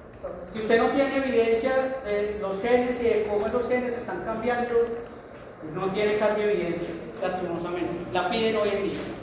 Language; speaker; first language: Spanish; native; Spanish